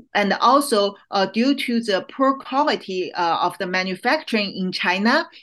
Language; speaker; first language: English; non-native, fluent; Chinese